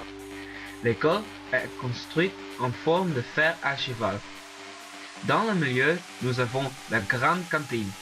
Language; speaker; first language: French; non-native, learner; Dutch